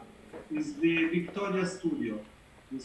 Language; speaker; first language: English; non-native, learner; Italian